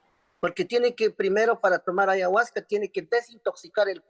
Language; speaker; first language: Spanish; non-native, local second language; Quechua